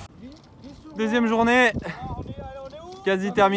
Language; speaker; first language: French; native; French